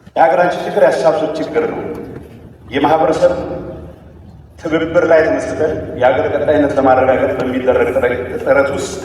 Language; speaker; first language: Amharic; non-native, local second language; Tigrinya